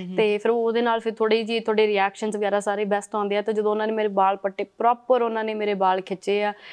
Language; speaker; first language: Punjabi; early bilingual, heritage; Punjabi